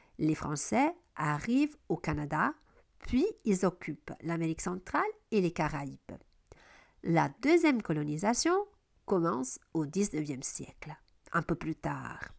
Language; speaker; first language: French; non-native, fluent; Italian